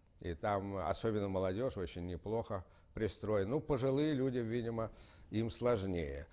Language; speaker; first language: Russian; native; Russian